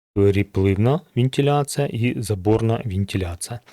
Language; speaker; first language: Ukrainian; native; Ukrainian